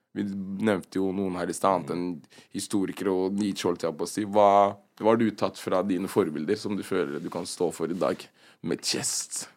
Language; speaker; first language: Norwegian; early bilingual, other home language; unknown